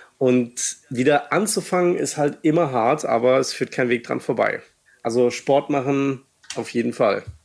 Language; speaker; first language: German; native; German